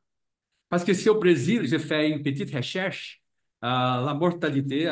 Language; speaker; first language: French; non-native, fluent; Portuguese